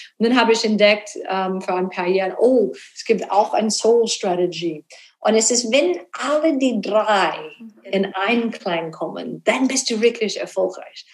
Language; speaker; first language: German; non-native, learner; English